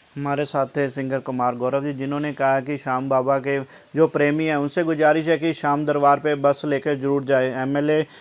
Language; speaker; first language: Hindi; non-native, local second language; Punjabi